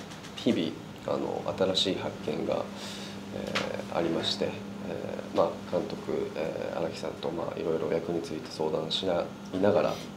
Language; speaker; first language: Japanese; native; Japanese